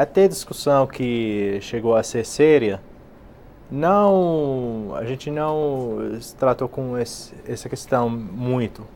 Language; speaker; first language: Portuguese; non-native, fluent; Arabic